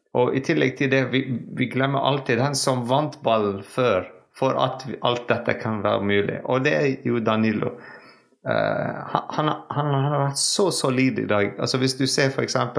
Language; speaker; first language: Norwegian; non-native, fluent; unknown